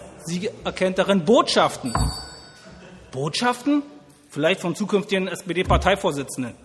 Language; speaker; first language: German; native; German